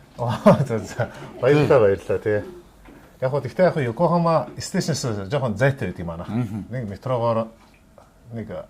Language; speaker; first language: Mongolian; native; Mongolian